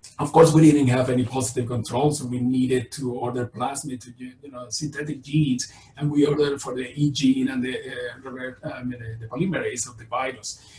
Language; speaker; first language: English; non-native, fluent; Spanish